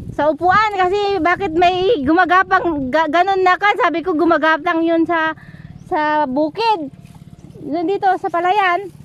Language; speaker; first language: Filipino; non-native, local second language; Iloko